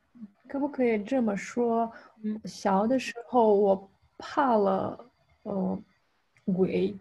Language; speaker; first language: Chinese; non-native, fluent; Russian